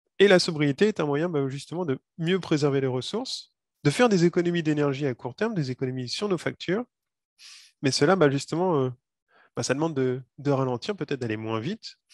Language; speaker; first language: French; native; French